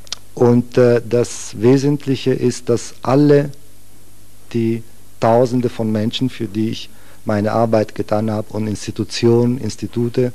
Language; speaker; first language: German; non-native, fluent; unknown